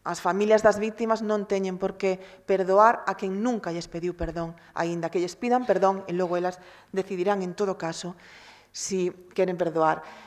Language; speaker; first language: Galician; native; Galician